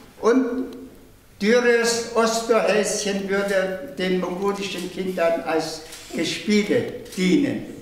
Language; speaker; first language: German; non-native, fluent; Tuvinian